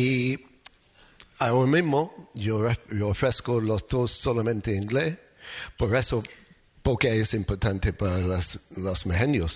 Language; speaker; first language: Spanish; non-native, fluent; English